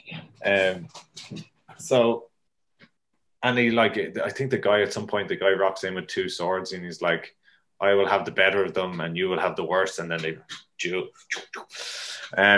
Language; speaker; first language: English; native; English